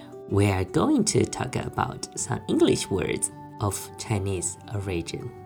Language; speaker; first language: English; non-native, fluent; Chinese